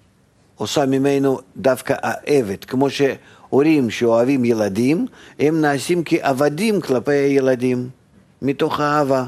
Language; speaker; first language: Hebrew; non-native, fluent; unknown